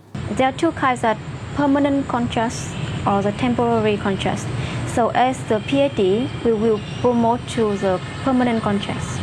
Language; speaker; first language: English; non-native, fluent; Vietnamese